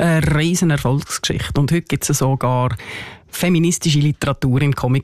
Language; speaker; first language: German; native; German